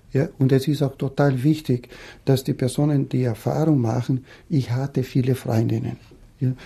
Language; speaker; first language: German; non-native, fluent; Portuguese